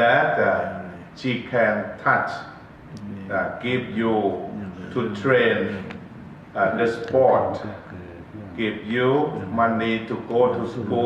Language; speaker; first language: English; non-native, learner; Thai